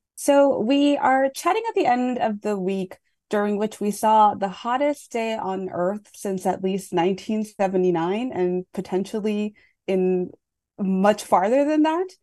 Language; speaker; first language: English; native; English